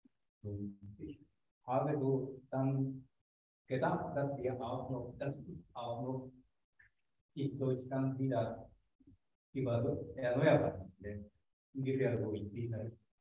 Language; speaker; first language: German; non-native, fluent; Japanese